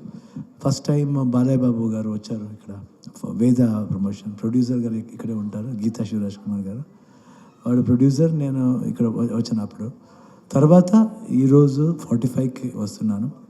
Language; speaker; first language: Telugu; non-native, learner; Kannada